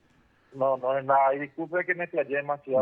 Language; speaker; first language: Spanish; native; Spanish